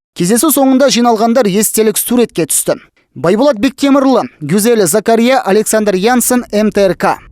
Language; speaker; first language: Kazakh; native; Kazakh